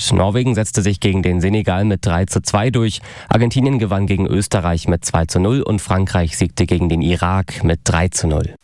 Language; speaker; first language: German; native; German